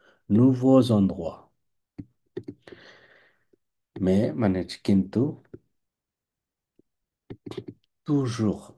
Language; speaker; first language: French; non-native, fluent; Bangla